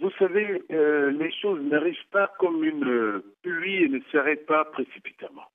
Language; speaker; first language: French; non-native, local second language; Sango